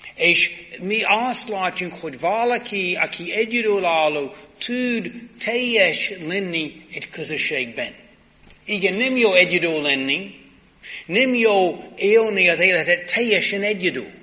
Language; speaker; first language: Hungarian; non-native, learner; English